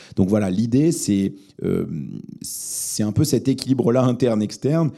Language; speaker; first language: French; native; French